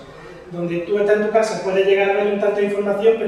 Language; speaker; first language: Spanish; native; Spanish